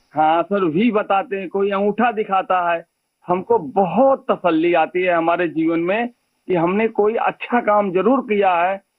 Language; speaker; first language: Hindi; native; Hindi